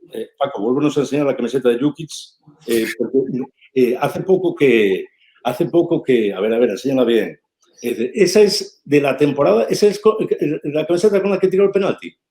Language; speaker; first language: Spanish; native; Spanish